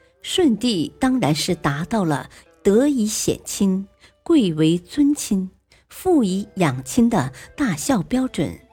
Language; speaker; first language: Chinese; native; Chinese